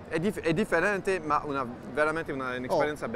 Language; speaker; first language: Italian; non-native, fluent; French